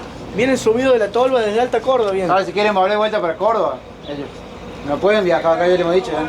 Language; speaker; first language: Spanish; native; Spanish